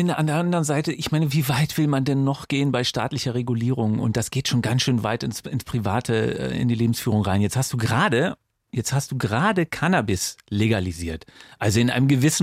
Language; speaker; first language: German; native; German